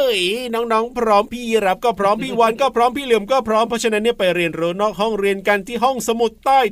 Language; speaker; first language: Thai; native; Thai